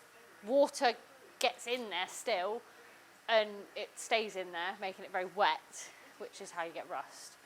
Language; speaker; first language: English; native; English